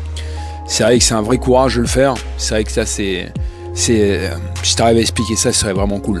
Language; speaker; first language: French; native; French